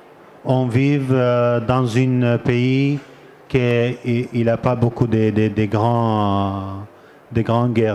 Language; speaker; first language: French; non-native, learner; Armenian